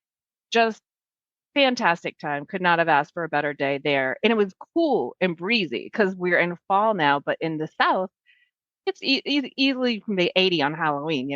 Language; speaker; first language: English; native; English